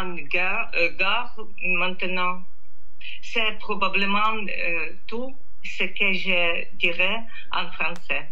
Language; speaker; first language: French; non-native, learner; Russian